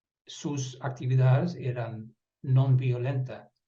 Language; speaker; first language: Spanish; non-native, fluent; Dutch